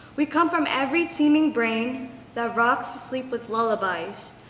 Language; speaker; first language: English; early bilingual, other home language; Vietnamese